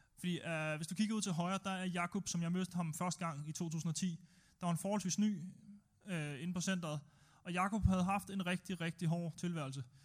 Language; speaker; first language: Danish; native; Danish